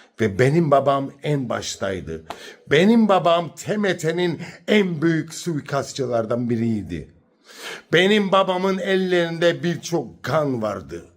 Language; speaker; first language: Turkish; early bilingual, heritage; Turkish